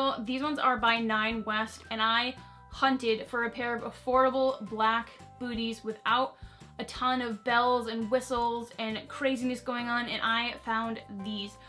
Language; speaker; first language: English; native; English